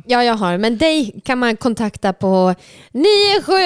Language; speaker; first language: Norwegian; native; Norwegian